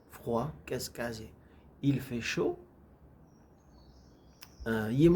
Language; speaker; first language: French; non-native, fluent; Amharic